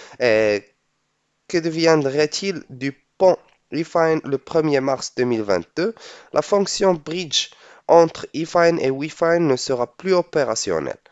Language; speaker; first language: French; non-native, local second language; Arabic